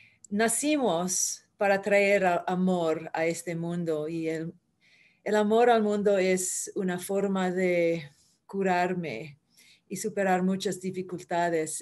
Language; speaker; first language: Spanish; early bilingual, heritage; Spanish